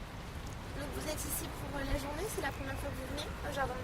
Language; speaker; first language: French; native; French